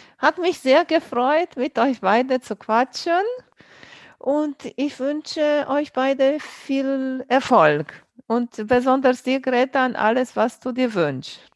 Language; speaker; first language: German; non-native, fluent; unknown